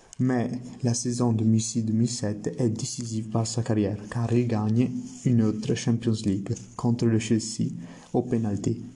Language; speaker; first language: French; non-native, learner; Italian